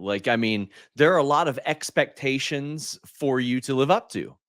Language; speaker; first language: English; native; English